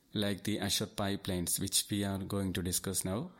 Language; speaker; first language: English; non-native, local second language; Malayalam